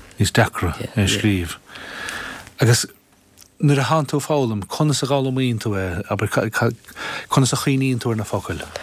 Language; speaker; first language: Irish; native; Irish